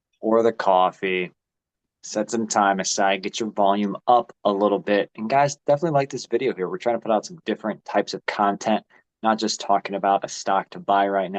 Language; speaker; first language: English; native; English